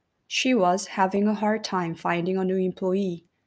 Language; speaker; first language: English; non-native, fluent; Korean